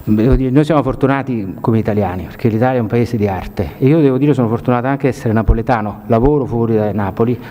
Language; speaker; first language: Italian; native; Italian